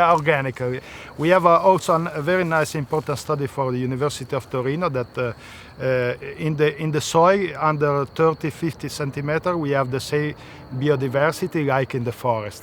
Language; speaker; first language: English; non-native, fluent; Italian